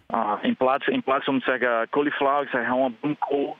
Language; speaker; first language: Dutch; non-native, learner; Portuguese